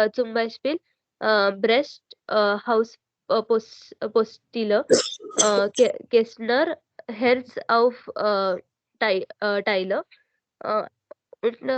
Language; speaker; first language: German; non-native, learner; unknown